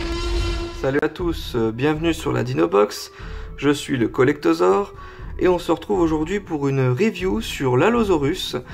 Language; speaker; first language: French; native; French